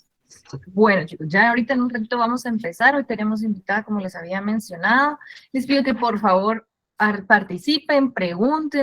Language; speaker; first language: Spanish; native; Spanish